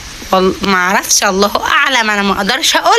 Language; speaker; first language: Arabic; native; Arabic